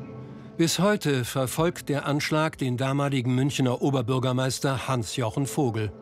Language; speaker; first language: German; native; German